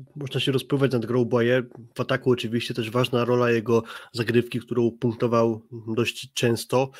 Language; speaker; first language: Polish; native; Polish